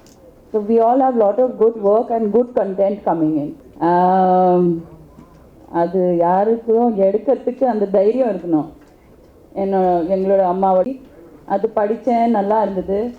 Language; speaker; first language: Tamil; non-native, local second language; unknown